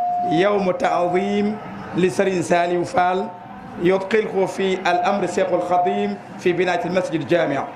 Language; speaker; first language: Arabic; non-native, fluent; Wolof